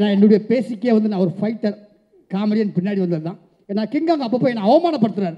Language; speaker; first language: Tamil; native; Tamil